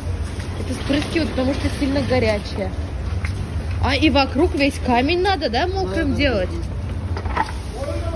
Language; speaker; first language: Russian; native; Russian